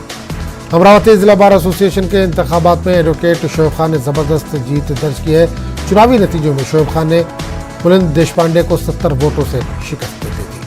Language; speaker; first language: Hindi; native; Hindi